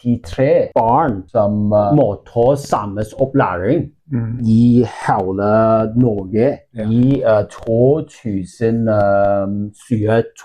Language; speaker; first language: Norwegian; non-native, learner; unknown